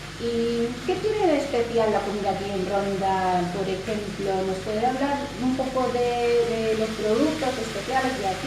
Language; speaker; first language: Spanish; non-native, fluent; English